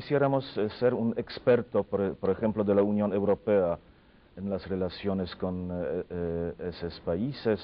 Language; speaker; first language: Spanish; non-native, fluent; Polish